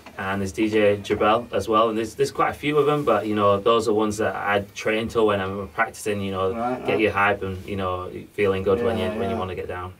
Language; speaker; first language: English; native; English